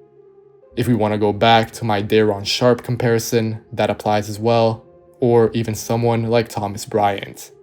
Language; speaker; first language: English; native; English